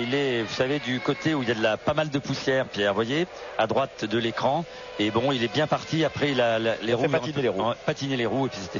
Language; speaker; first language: French; native; French